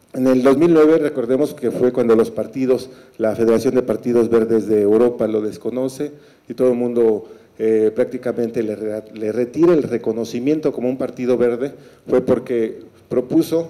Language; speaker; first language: Spanish; native; Spanish